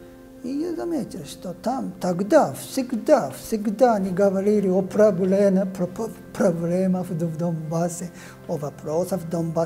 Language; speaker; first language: Russian; non-native, fluent; Japanese